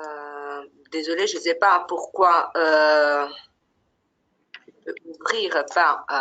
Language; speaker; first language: French; non-native, fluent; Italian